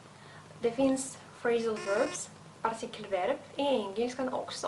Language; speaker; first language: Swedish; non-native, fluent; Russian